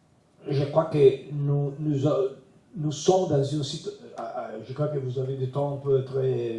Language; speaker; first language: French; non-native, learner; Italian